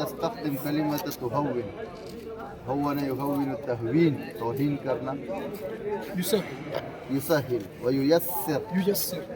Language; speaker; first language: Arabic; non-native, fluent; Urdu